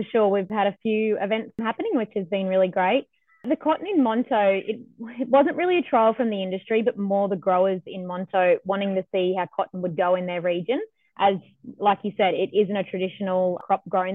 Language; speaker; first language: English; native; English